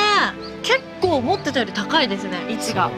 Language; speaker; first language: Japanese; native; Japanese